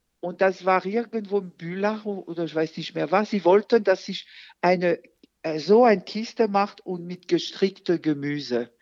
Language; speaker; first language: German; non-native, fluent; French